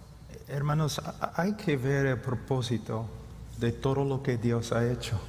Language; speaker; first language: Spanish; non-native, fluent; English